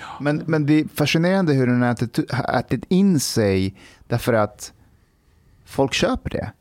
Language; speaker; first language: Swedish; early bilingual, other home language; Persian